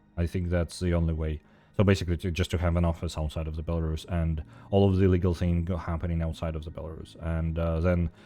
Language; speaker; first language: English; non-native, fluent; Belarusian